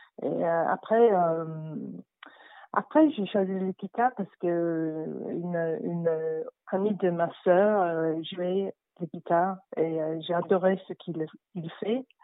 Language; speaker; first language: French; non-native, learner; English